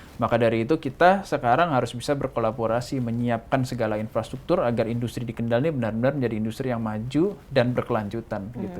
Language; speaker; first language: Indonesian; native; Indonesian